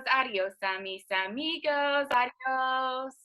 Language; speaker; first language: Spanish; non-native, fluent; English